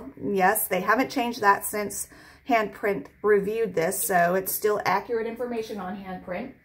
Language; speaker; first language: English; native; English